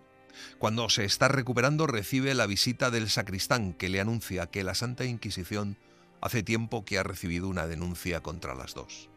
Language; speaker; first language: Spanish; native; Spanish